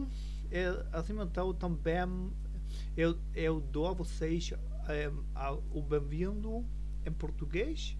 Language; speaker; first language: Portuguese; non-native, learner; German